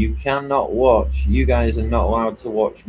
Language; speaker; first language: English; native; English